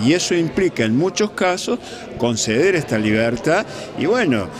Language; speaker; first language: Spanish; native; Spanish